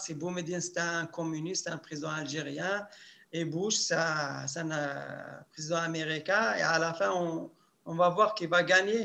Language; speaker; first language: French; non-native, local second language; Arabic